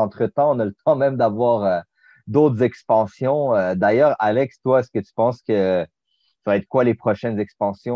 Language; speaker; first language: French; native; French